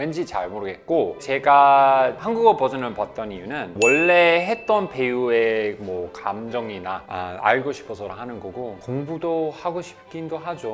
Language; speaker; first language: Korean; non-native, fluent; English